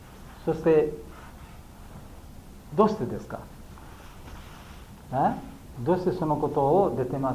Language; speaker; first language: Japanese; non-native, learner; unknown